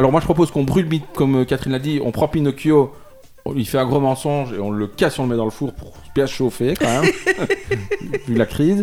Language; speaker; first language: French; native; French